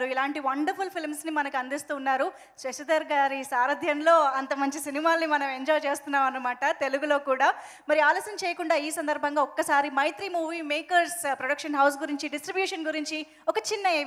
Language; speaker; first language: Telugu; native; Telugu